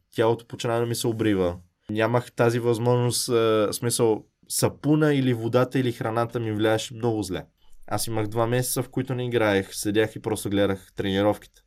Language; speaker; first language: Bulgarian; early bilingual, heritage; Bulgarian